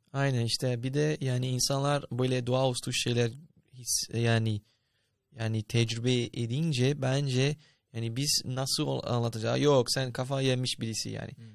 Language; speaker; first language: Turkish; non-native, fluent; English